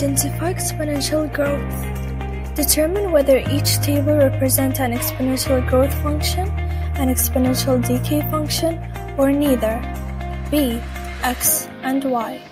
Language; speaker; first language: English; non-native, fluent; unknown